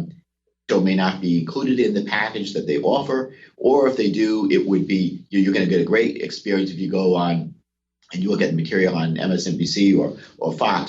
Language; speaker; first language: English; native; English